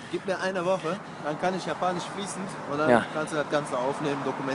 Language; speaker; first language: German; native; German